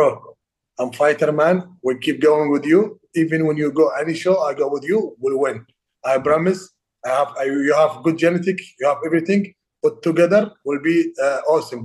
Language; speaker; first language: English; non-native, learner; Arabic